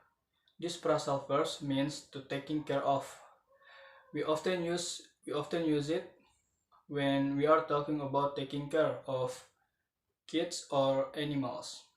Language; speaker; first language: English; non-native, learner; Indonesian